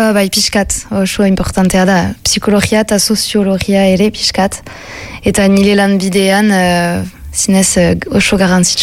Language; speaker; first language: Basque; non-native, local second language; French